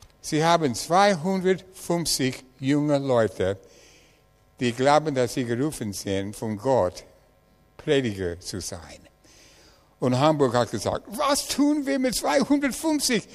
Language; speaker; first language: German; non-native, learner; English